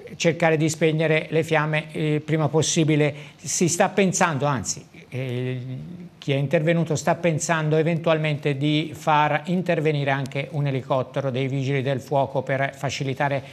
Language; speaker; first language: Italian; native; Italian